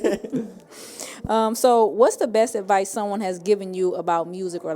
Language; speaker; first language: English; native; English